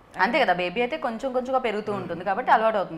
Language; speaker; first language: Telugu; native; Telugu